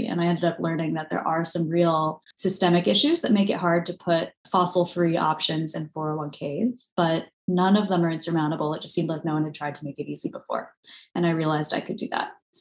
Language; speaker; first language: English; native; English